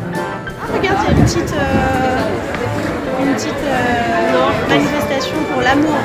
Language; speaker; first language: French; native; French